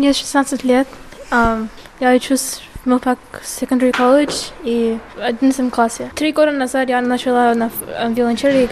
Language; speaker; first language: Russian; early bilingual, heritage; Russian